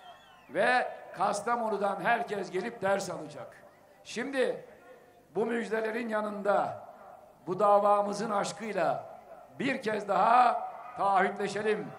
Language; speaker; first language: Turkish; native; Turkish